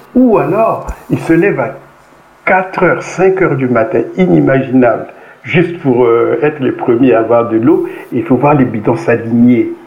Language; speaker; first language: French; non-native, local second language; Kongo